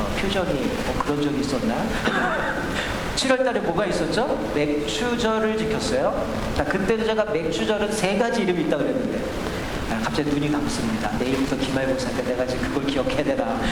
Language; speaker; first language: Korean; native; Korean